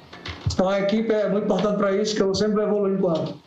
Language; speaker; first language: Portuguese; native; Portuguese